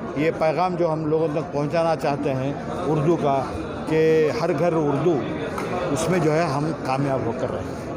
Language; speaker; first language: Urdu; native; Urdu